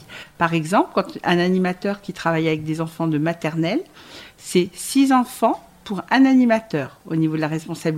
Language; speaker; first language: French; native; French